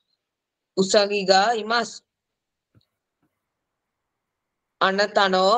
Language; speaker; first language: Japanese; non-native, learner; Sinhala